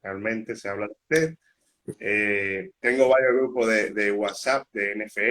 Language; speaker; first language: Spanish; native; Spanish